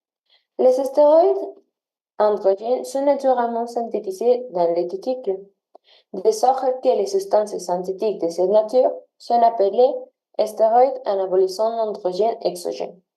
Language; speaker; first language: French; non-native, learner; Spanish